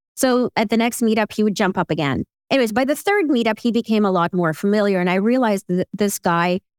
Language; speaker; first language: English; early bilingual, other home language; Ukrainian